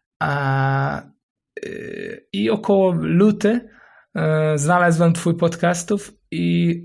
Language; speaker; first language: Polish; non-native, learner; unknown